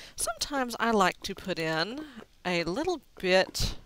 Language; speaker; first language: English; native; English